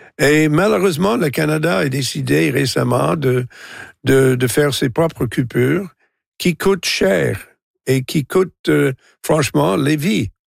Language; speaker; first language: French; non-native, local second language; English